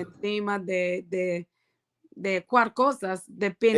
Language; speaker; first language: Spanish; non-native, learner; English